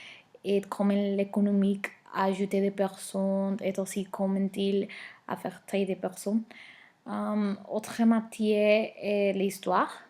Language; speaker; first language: French; non-native, learner; Spanish